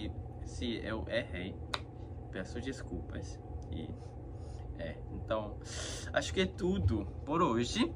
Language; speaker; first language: Portuguese; non-native, fluent; Korean